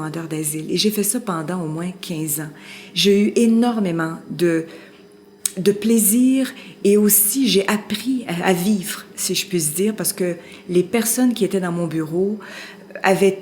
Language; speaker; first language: French; native; French